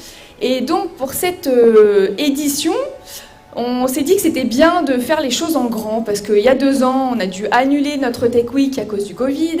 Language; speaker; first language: French; native; French